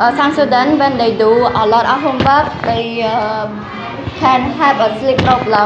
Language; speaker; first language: English; non-native, learner; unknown